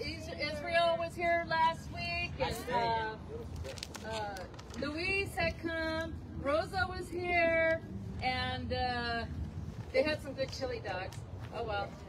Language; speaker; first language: English; native; English